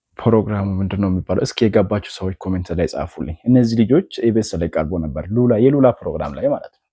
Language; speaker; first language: Amharic; non-native, local second language; Oromo